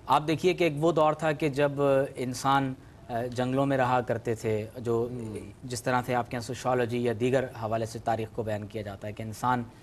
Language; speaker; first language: Urdu; native; Urdu